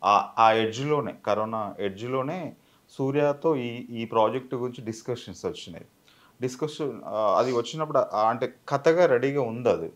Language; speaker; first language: Telugu; native; Telugu